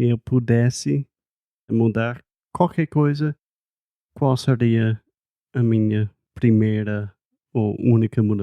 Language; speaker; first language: Portuguese; non-native, fluent; English